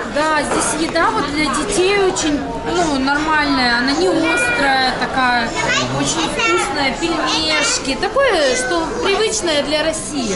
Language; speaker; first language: Russian; native; Russian